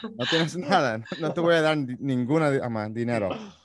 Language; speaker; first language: Spanish; early bilingual, other home language; English